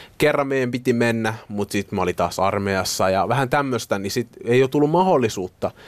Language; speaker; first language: Finnish; early bilingual, other home language; Somali